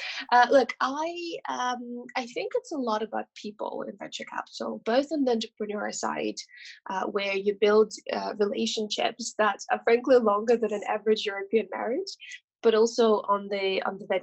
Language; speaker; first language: English; non-native, fluent; French